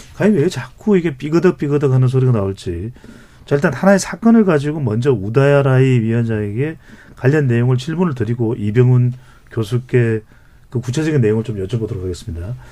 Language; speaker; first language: Korean; native; Korean